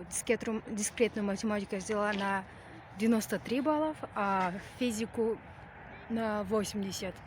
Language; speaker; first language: Russian; non-native, local second language; Kyrgyz